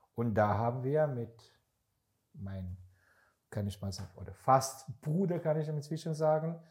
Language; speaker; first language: German; non-native, fluent; Hebrew